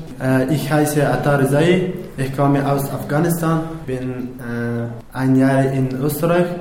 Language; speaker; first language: German; non-native, learner; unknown